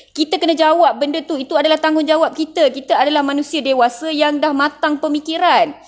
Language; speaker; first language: Malay; non-native, local second language; Tamil